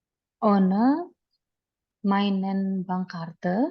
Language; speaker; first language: German; non-native, learner; Indonesian